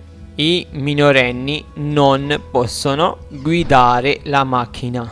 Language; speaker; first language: Italian; non-native, fluent; Urdu